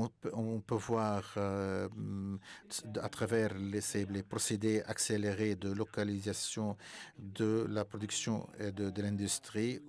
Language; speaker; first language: French; non-native, fluent; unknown